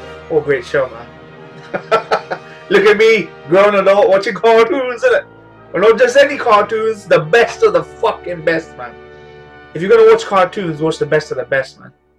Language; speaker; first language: English; native; English